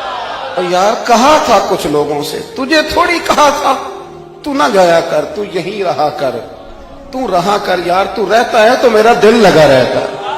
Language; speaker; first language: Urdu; non-native, local second language; Punjabi